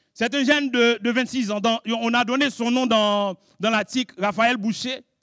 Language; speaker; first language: French; non-native, local second language; Haitian Creole